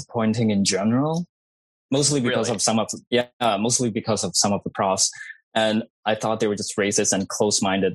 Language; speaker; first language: English; non-native, fluent; Cantonese